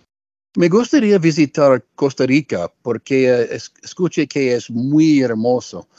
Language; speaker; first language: Spanish; non-native, learner; English